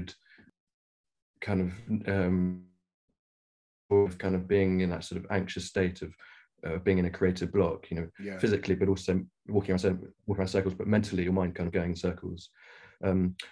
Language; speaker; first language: English; native; English